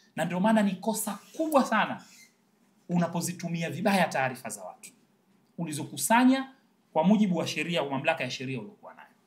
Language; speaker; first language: Swahili; native; Swahili